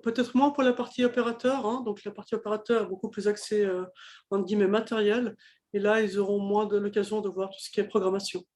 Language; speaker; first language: French; native; French